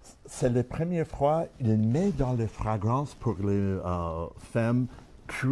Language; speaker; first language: French; non-native, learner; English